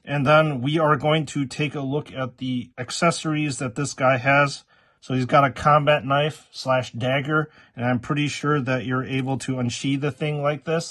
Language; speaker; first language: English; native; English